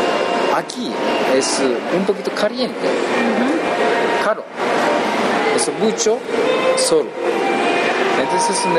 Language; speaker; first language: Spanish; non-native, learner; Japanese